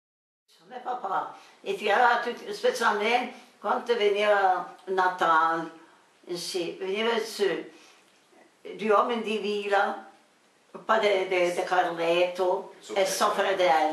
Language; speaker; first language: Italian; non-native, local second language; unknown